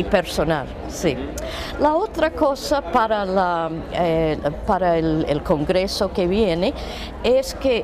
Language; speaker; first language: Spanish; non-native, fluent; English